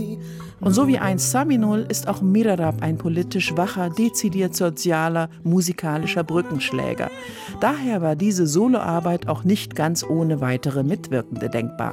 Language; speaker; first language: German; native; German